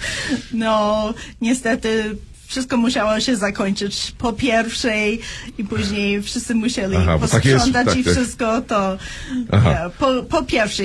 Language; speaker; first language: Polish; early bilingual, heritage; Polish